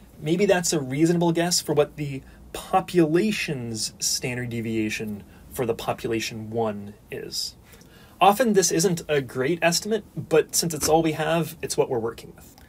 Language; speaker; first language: English; native; English